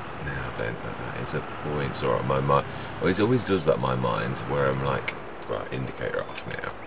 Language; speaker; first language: English; native; English